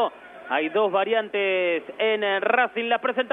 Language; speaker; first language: Spanish; native; Spanish